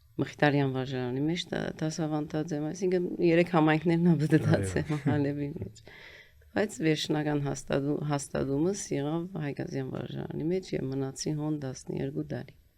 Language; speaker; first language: Armenian; early bilingual, heritage; Armenian